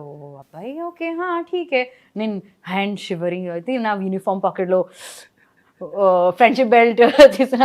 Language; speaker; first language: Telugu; non-native, learner; Gujarati